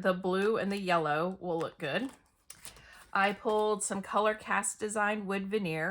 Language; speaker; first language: English; native; English